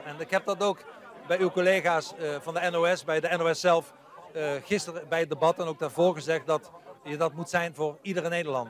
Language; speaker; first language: Dutch; native; Dutch